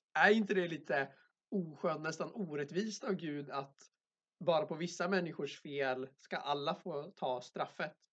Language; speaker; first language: Swedish; native; Swedish